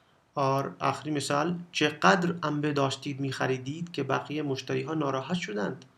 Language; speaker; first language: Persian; non-native, fluent; Urdu